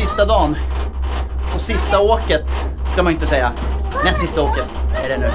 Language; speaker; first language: Swedish; native; Swedish